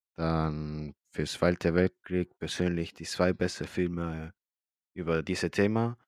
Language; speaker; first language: German; early bilingual, other home language; Spanish